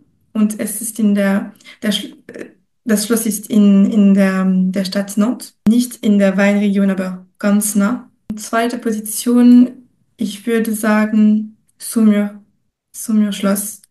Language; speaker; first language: German; non-native, fluent; French